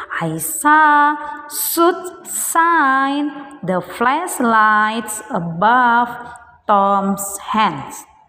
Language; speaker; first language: English; non-native, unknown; Indonesian